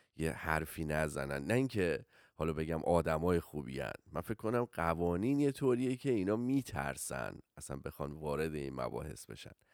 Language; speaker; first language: Persian; native; Persian